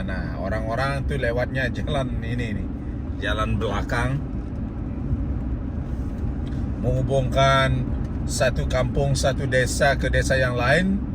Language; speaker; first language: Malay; non-native, local second language; Balinese